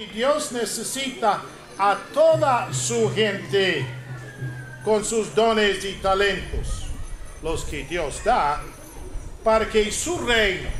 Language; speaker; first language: Spanish; non-native, fluent; English